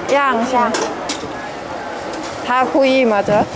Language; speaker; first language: Korean; non-native, learner; Thai